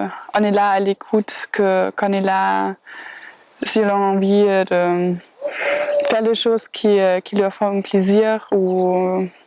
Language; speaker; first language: French; non-native, fluent; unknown